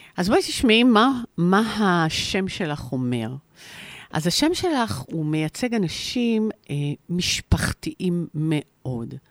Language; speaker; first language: Hebrew; native; Hebrew